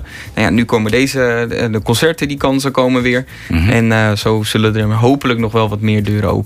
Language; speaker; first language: Dutch; native; Dutch